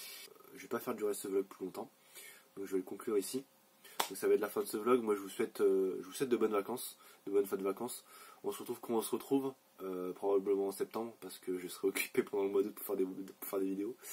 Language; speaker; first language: French; native; French